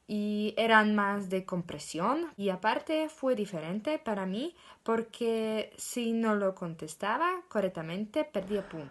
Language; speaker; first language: Spanish; non-native, learner; Slovak